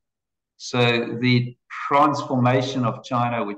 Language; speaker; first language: English; native; English